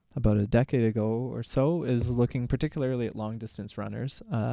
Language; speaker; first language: English; native; English